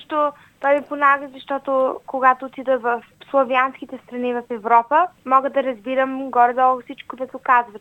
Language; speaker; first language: Bulgarian; early bilingual, heritage; Bulgarian